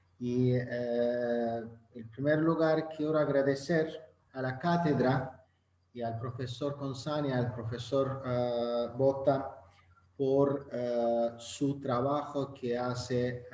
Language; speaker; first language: Spanish; non-native, learner; Azerbaijani